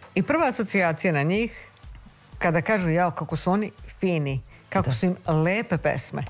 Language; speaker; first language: Serbian; native; Serbian